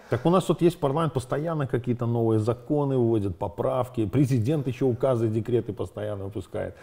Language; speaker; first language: Russian; native; Russian